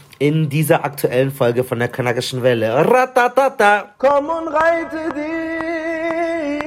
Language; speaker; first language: German; early bilingual, other home language; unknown